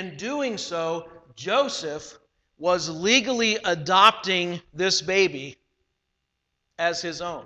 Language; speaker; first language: English; native; English